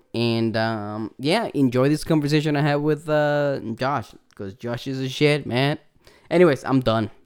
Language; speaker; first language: English; non-native, fluent; Spanish